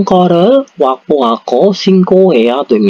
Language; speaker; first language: Korean; non-native, learner; Indonesian